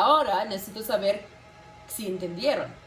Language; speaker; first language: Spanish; non-native, local second language; English